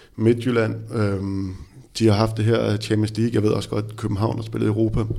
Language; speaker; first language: Danish; native; Danish